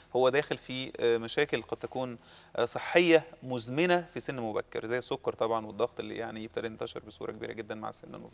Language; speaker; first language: Arabic; native; Arabic